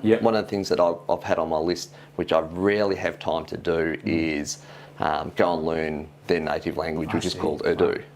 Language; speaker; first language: English; native; English